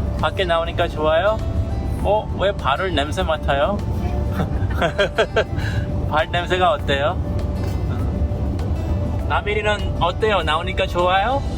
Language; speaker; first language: Korean; early bilingual, heritage; Korean